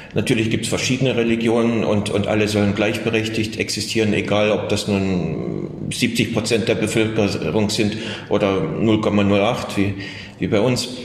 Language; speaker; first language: German; native; German